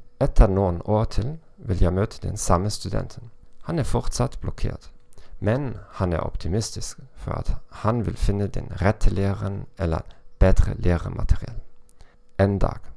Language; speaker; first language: Norwegian; non-native, learner; German